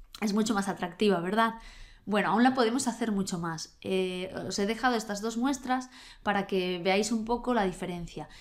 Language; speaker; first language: Spanish; native; Spanish